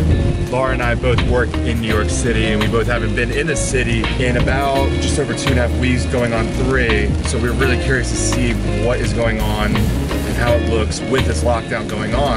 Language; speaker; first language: English; native; English